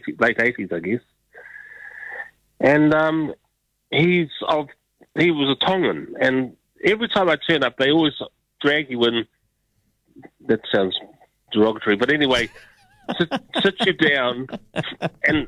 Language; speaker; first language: English; native; English